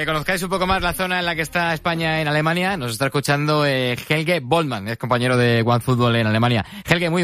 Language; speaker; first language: Spanish; native; Spanish